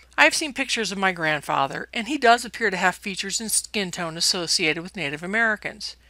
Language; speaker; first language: English; native; English